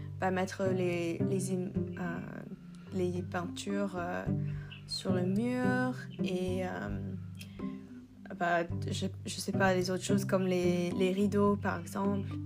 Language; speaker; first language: French; non-native, learner; English